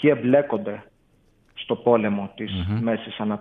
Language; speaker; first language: Greek; native; Greek